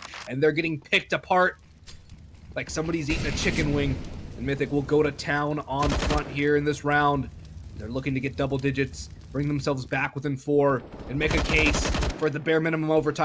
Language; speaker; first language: English; native; English